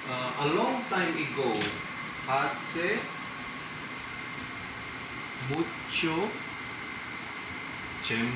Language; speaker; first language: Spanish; non-native, fluent; Filipino